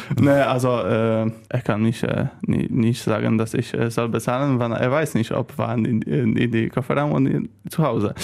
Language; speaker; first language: German; non-native, learner; Polish